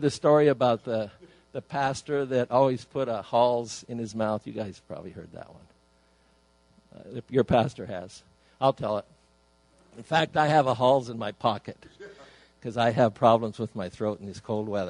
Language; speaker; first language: English; native; English